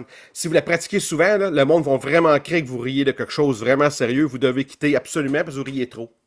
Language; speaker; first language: French; native; French